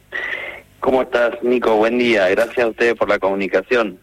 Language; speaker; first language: Spanish; native; Spanish